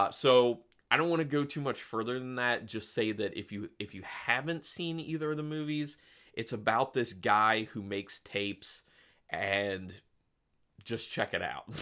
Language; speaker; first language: English; native; English